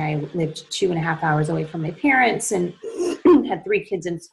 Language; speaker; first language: English; native; English